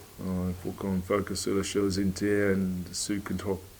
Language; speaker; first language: French; non-native, learner; English